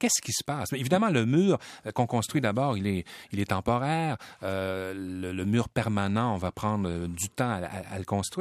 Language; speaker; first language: French; native; French